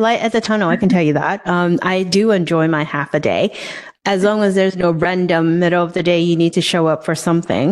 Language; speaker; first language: English; non-native, local second language; Cantonese